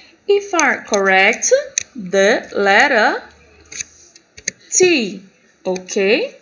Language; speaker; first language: English; non-native, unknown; Portuguese